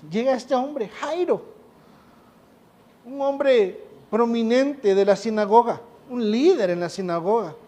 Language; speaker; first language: Spanish; native; Spanish